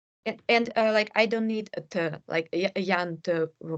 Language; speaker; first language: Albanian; non-native, learner; English